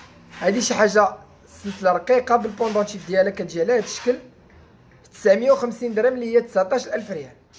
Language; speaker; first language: Arabic; native; Arabic